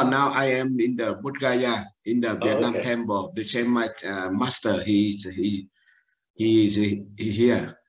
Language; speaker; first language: English; non-native, learner; Vietnamese